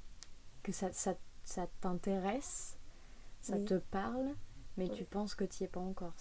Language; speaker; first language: French; native; French